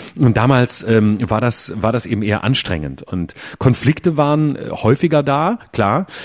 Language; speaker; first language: German; native; German